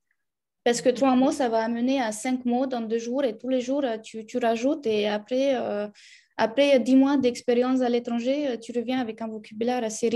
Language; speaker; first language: French; non-native, fluent; Romanian